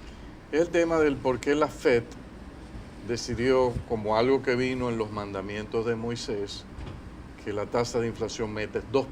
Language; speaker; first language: Spanish; native; Spanish